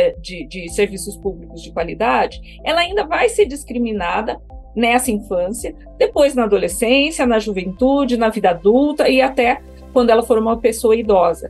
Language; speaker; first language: Portuguese; native; Portuguese